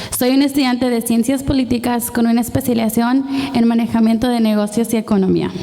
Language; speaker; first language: Spanish; early bilingual, heritage; Spanish